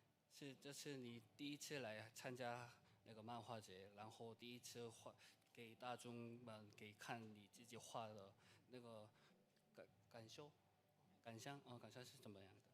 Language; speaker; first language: Chinese; non-native, learner; Korean